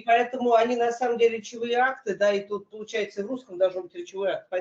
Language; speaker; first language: Russian; native; Russian